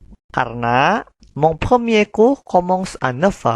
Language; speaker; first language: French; non-native, fluent; Indonesian